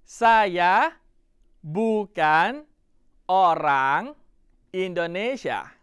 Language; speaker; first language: Indonesian; non-native, fluent; Thai